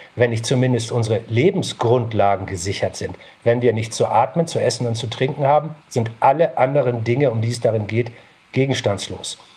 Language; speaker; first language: German; native; German